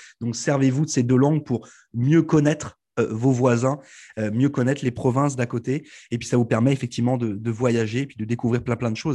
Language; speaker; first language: French; native; French